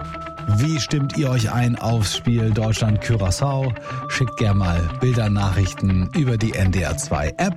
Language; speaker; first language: German; native; German